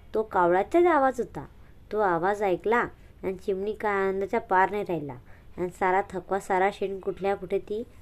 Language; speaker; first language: Marathi; non-native, local second language; Hindi